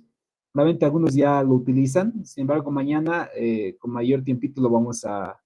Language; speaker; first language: Spanish; native; Spanish